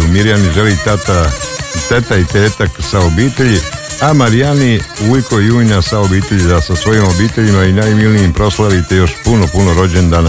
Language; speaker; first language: Serbian; native; Serbian